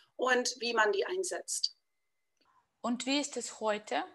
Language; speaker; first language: German; non-native, fluent; Russian